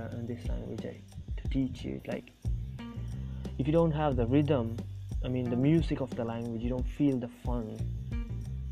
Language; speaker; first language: English; non-native, local second language; Tamil